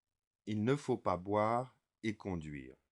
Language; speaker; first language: French; non-native, fluent; English